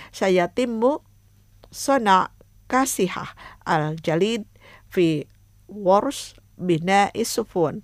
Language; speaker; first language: Arabic; non-native, fluent; Indonesian